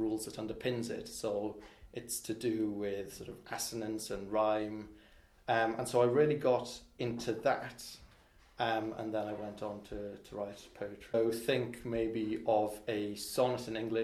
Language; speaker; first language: English; non-native, local second language; Welsh